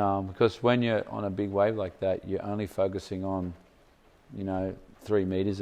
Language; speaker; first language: English; native; English